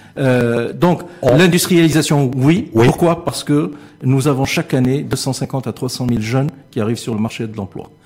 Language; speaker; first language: French; non-native, local second language; Arabic